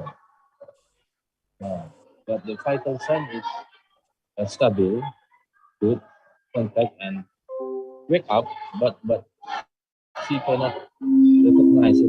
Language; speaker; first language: English; non-native, learner; Indonesian